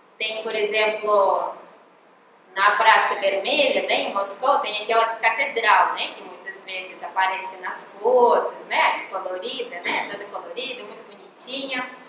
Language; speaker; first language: Portuguese; non-native, fluent; Russian